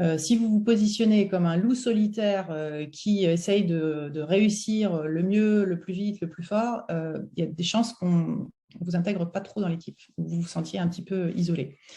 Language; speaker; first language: French; native; French